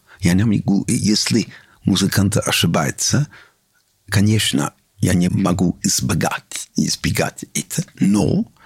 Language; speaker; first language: Russian; non-native, learner; English